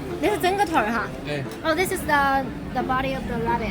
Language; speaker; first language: English; non-native, learner; Chinese